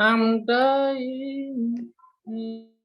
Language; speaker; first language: English; non-native, learner; Indonesian